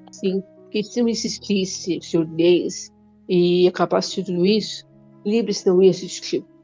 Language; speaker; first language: Portuguese; non-native, local second language; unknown